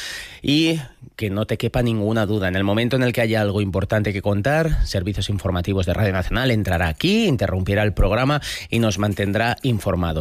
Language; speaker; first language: Spanish; native; Spanish